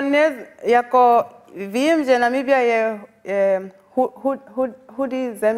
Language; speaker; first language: Czech; non-native, learner; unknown